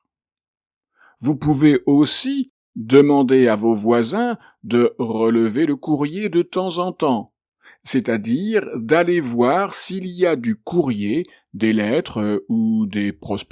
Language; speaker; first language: French; native; French